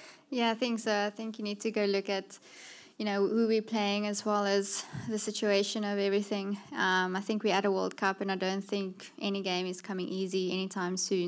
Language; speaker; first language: English; non-native, local second language; Afrikaans